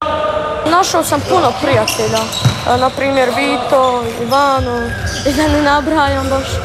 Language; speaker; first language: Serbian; early bilingual, heritage; Serbian